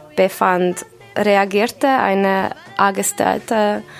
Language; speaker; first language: German; non-native, learner; Icelandic